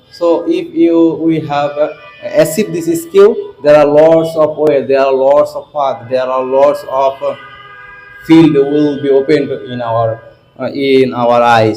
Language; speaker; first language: English; non-native, learner; Bangla